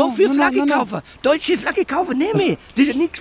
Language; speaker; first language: German; non-native, learner; Italian